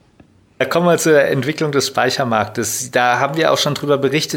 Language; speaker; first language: German; native; German